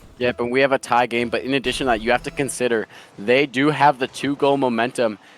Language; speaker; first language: English; native; English